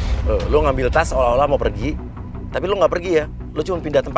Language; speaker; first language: Indonesian; native; Indonesian